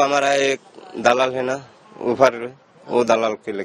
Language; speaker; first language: Hindi; non-native, learner; Bangla